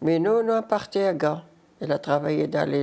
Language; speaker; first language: French; non-native, learner; Arabic